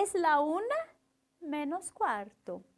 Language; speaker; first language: Spanish; non-native, fluent; Portuguese